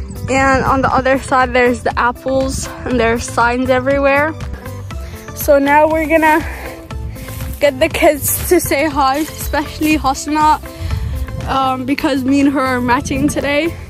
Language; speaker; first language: English; early bilingual, other home language; Persian